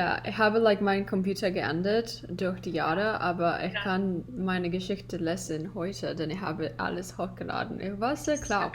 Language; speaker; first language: German; non-native, learner; English